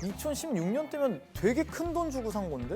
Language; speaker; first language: Korean; native; Korean